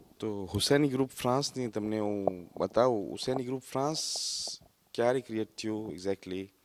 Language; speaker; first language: Gujarati; early bilingual, heritage; Gujarati